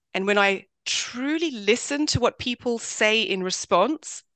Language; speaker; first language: English; native; English